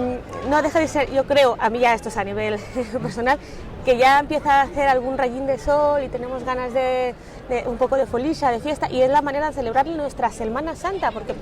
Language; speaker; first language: Spanish; native; Spanish